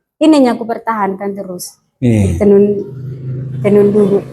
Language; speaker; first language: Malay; non-native, local second language; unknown